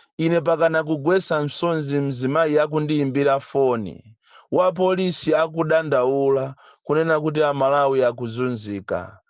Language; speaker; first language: Nyanja; native; Nyanja